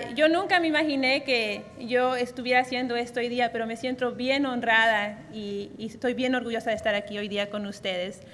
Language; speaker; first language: Spanish; early bilingual, heritage; Spanish